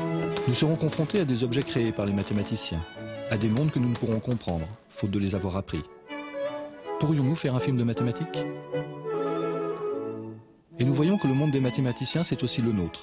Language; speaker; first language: French; native; French